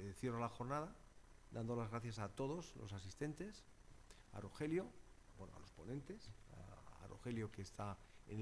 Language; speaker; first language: Spanish; native; Spanish